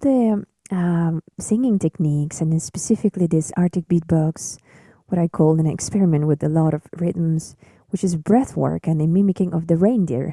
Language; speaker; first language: English; non-native, fluent; Yakut